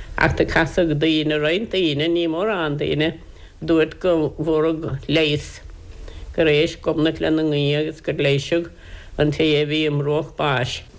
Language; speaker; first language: Irish; native; Irish